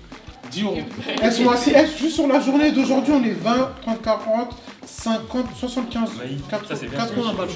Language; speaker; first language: French; native; French